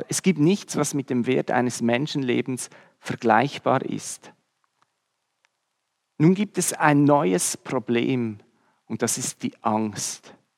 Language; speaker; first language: German; native; German